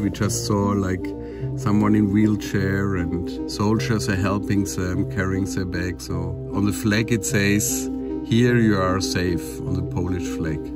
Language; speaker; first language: English; non-native, fluent; German